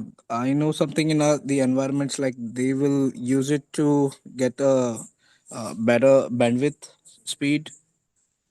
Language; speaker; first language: English; non-native, local second language; Hindi